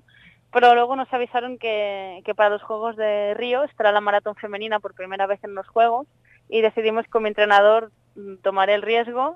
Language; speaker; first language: Spanish; native; Spanish